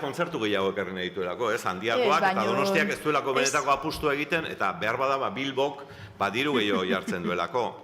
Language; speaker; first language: Basque; native; Basque